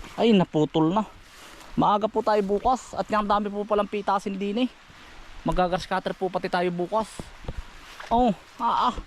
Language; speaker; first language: Filipino; native; Filipino